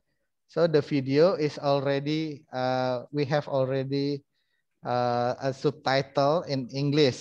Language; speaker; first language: English; non-native, fluent; Indonesian